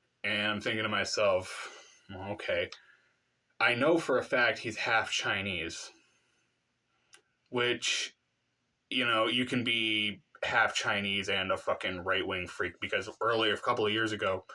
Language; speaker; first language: English; native; English